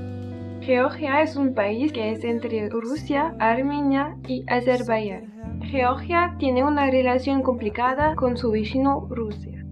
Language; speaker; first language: Spanish; non-native, learner; French